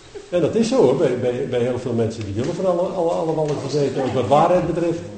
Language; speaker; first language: Dutch; native; Dutch